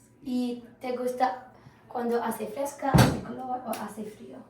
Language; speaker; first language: Spanish; non-native, learner; English